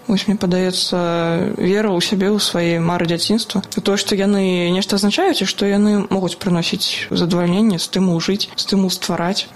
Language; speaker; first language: Belarusian; native; Belarusian